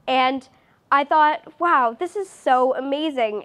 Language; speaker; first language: English; native; English